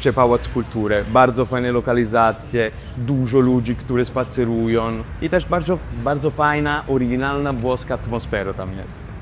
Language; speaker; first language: Polish; non-native, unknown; Italian